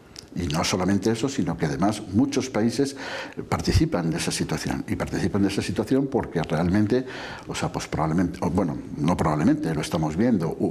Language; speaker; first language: Spanish; native; Spanish